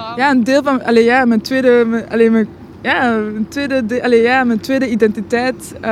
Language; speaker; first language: Dutch; non-native, local second language; French